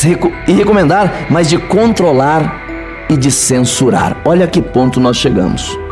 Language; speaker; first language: Portuguese; native; Portuguese